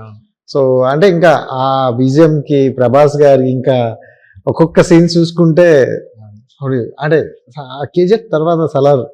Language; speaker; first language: Telugu; native; Telugu